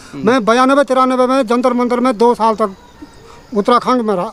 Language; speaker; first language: Hindi; native; Hindi